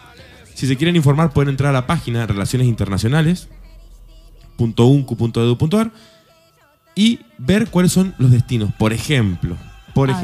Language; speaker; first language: Spanish; native; Spanish